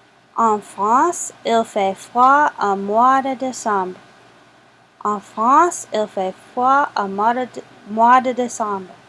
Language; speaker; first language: French; non-native, fluent; English